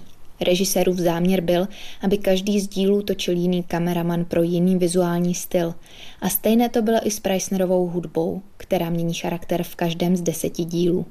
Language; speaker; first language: Czech; native; Czech